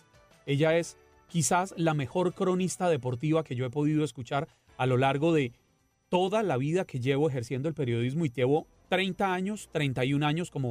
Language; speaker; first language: Spanish; native; Spanish